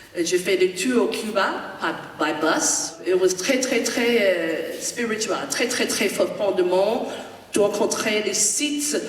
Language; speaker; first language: French; non-native, fluent; English